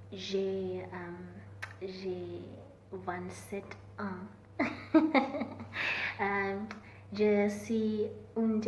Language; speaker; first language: French; non-native, learner; Southern Sotho